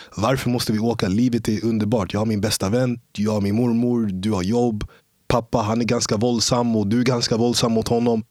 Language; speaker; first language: Swedish; early bilingual, other home language; English